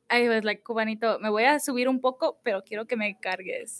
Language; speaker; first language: Spanish; early bilingual, heritage; Spanish